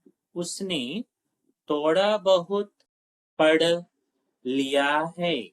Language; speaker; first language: Hindi; non-native, local second language; Telugu